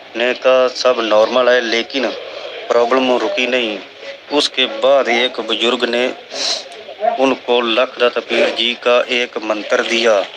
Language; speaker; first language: Hindi; non-native, local second language; Punjabi